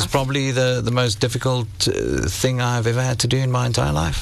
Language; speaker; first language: English; non-native, local second language; Afrikaans